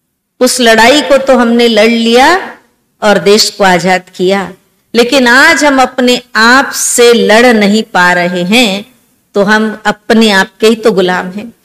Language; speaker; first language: Hindi; native; Hindi